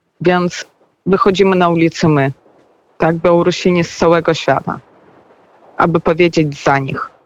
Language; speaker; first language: Polish; non-native, fluent; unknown